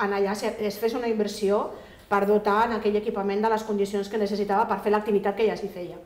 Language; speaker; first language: Catalan; non-native, local second language; Spanish